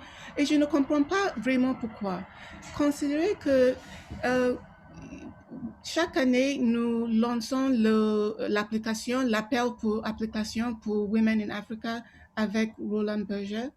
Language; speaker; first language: French; non-native, local second language; Yoruba